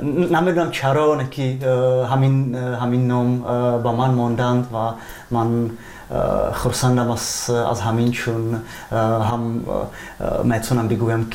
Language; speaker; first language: Tajik; non-native, fluent; Czech